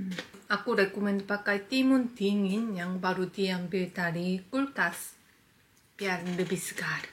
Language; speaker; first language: Indonesian; non-native, fluent; Korean